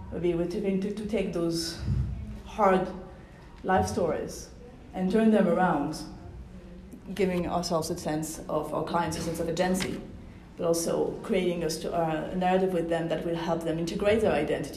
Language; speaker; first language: English; non-native, fluent; French